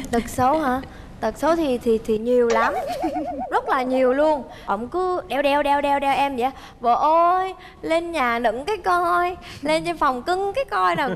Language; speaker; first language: Vietnamese; early bilingual, heritage; Vietnamese